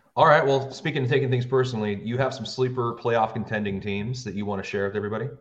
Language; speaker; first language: English; native; English